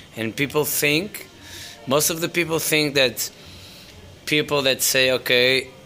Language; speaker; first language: English; non-native, fluent; Portuguese